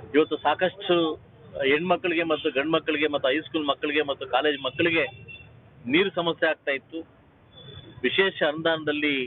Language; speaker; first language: Kannada; native; Kannada